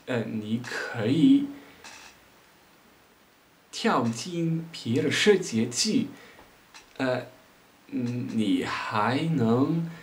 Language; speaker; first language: Chinese; non-native, learner; Dutch